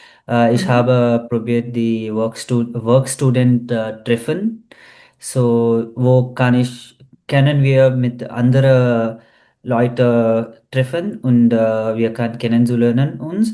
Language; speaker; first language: German; non-native, learner; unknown